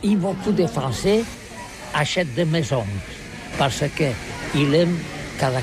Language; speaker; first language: French; non-native, learner; Catalan